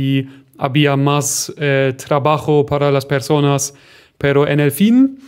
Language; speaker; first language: Spanish; non-native, fluent; German